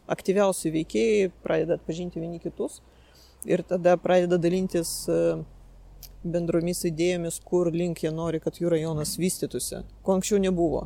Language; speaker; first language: Lithuanian; non-native, local second language; Russian